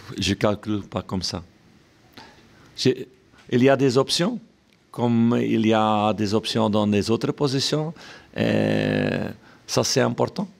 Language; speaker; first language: French; non-native, local second language; Dutch